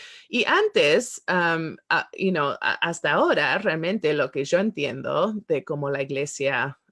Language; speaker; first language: Spanish; non-native, fluent; English